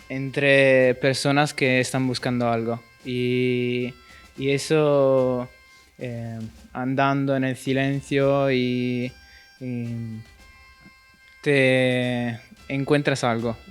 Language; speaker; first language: Spanish; non-native, fluent; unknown